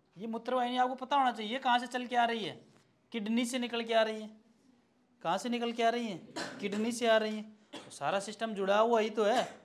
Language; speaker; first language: Hindi; native; Hindi